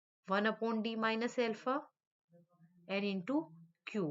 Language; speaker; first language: English; non-native, local second language; Hindi